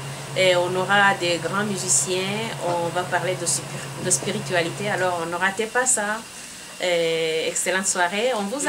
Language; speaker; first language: French; non-native, local second language; Kinyarwanda